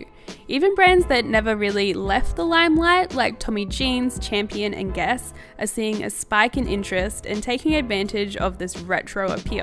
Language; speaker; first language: English; native; English